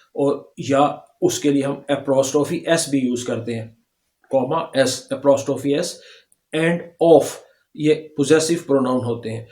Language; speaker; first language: Urdu; native; Urdu